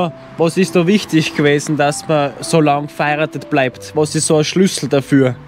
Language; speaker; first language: German; native; German